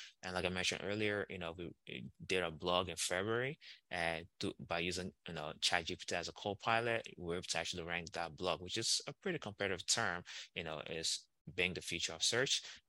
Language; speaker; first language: English; non-native, local second language; Igbo